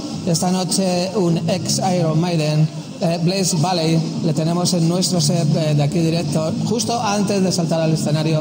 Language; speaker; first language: Spanish; native; Spanish